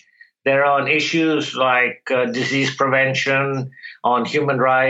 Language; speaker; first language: English; non-native, local second language; Bangla